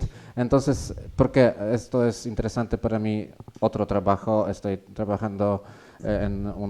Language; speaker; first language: Spanish; non-native, learner; Polish